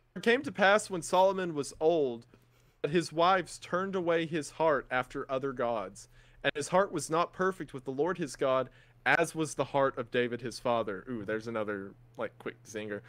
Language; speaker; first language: English; native; English